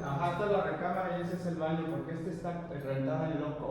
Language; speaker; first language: Spanish; native; Spanish